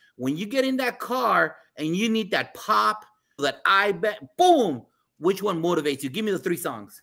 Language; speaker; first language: English; early bilingual, other home language; Spanish